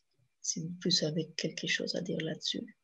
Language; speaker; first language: French; non-native, fluent; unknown